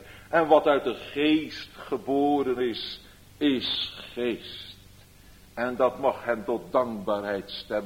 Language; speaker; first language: Dutch; native; Dutch